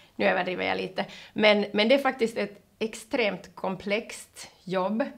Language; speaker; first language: Swedish; native; Swedish